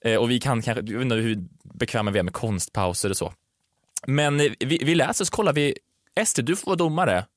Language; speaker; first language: Swedish; native; Swedish